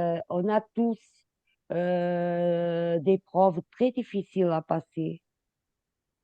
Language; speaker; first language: French; non-native, fluent; Portuguese